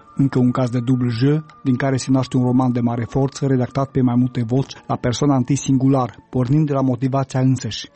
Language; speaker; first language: Romanian; native; Romanian